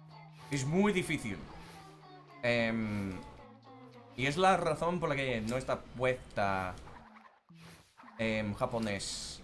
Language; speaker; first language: Spanish; non-native, fluent; English